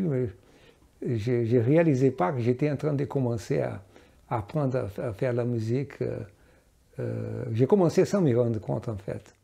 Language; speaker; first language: French; non-native, fluent; Portuguese